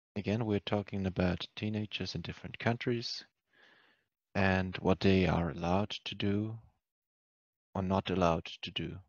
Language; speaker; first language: English; non-native, fluent; German